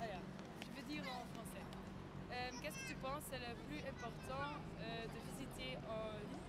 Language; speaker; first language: French; non-native, learner; Dutch